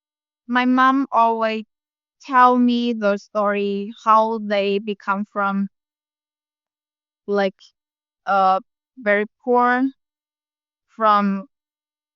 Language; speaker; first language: English; non-native, learner; Vietnamese